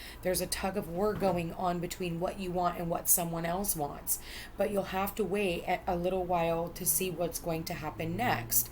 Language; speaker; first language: English; native; English